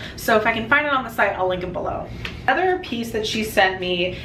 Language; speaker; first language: English; native; English